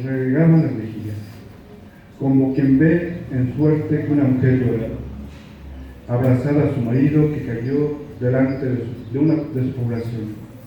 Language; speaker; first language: Spanish; native; Spanish